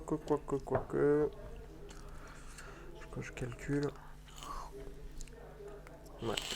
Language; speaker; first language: French; native; French